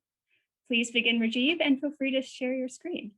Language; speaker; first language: English; native; English